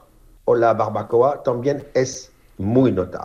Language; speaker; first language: Spanish; non-native, fluent; French